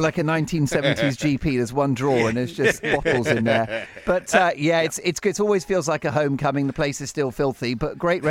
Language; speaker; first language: English; native; English